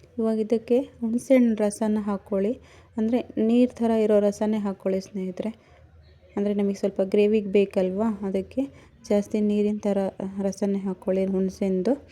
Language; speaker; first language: Kannada; non-native, local second language; Lambadi